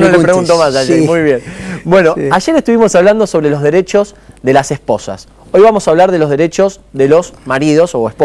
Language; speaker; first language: Spanish; native; Spanish